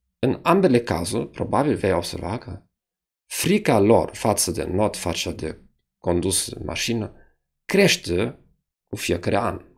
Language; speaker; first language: Romanian; non-native, fluent; German